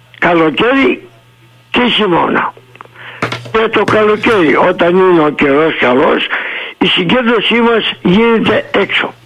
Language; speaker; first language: Greek; native; Greek